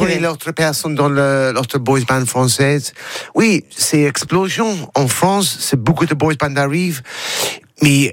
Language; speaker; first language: French; non-native, learner; English